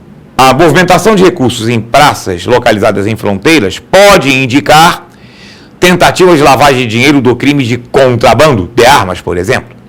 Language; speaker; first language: Portuguese; native; Portuguese